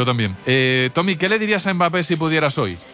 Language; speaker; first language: Spanish; native; Spanish